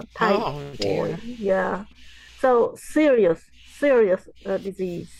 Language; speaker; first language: English; non-native, fluent; Khmer